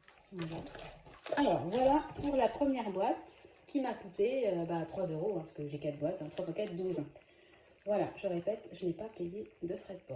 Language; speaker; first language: French; native; French